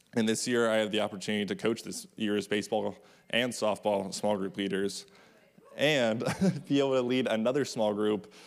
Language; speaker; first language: English; native; English